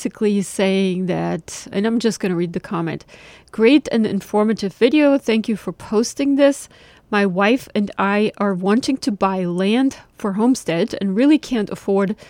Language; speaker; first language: English; non-native, fluent; German